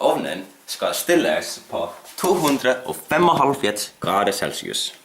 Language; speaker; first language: Danish; non-native, learner; Icelandic